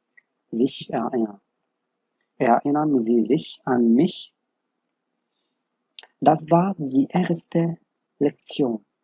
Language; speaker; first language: German; non-native, fluent; Arabic